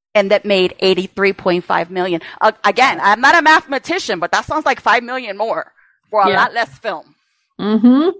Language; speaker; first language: English; early bilingual, other home language; Spanish